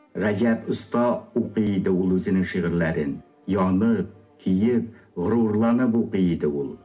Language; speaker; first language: Tatar; early bilingual, heritage; Tatar